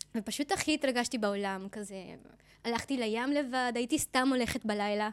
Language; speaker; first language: Hebrew; non-native, fluent; Spanish